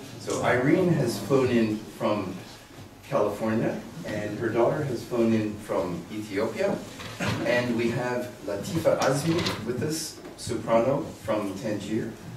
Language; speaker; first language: English; native; English